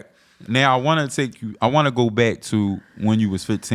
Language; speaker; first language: English; native; English